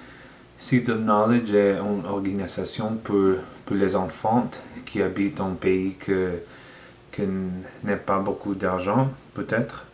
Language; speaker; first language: French; non-native, learner; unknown